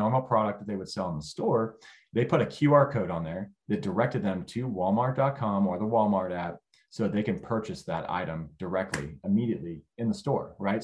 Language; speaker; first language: English; native; English